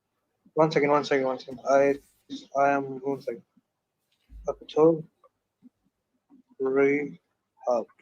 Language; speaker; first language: English; non-native, learner; Punjabi